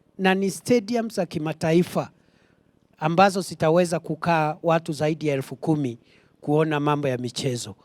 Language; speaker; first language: Swahili; non-native, local second language; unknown